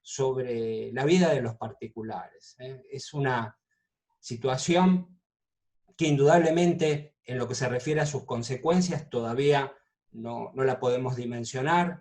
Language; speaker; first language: Spanish; native; Spanish